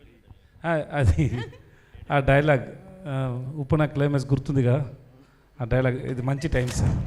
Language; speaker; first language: Telugu; non-native, learner; Tamil